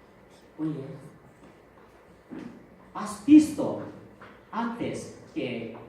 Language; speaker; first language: Spanish; non-native, fluent; Korean